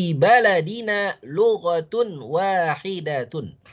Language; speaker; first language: Arabic; non-native, fluent; Indonesian